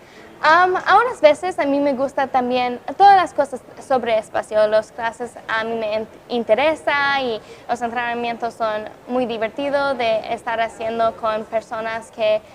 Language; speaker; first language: Spanish; non-native, fluent; English